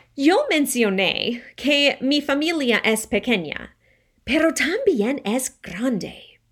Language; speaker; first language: Spanish; non-native, fluent; English